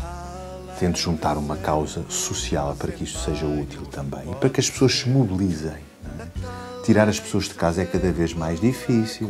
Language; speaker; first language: Portuguese; native; Portuguese